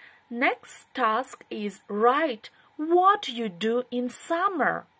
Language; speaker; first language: English; non-native, fluent; Ukrainian